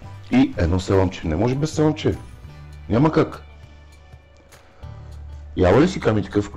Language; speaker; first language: Bulgarian; native; Bulgarian